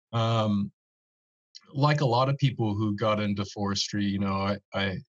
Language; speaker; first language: English; native; English